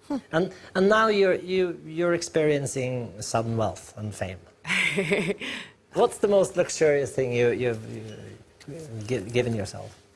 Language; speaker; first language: English; non-native, fluent; Norwegian